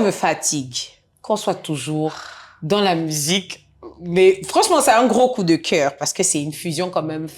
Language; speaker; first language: French; native; French